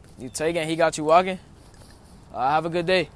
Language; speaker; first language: English; native; English